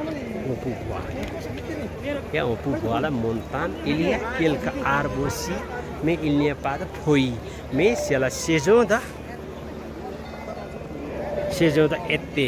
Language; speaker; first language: French; non-native, learner; Nepali